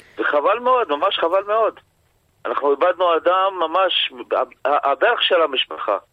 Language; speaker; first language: Hebrew; non-native, local second language; Arabic